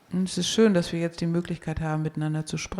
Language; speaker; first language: German; native; German